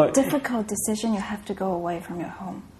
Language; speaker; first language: English; non-native, fluent; Indonesian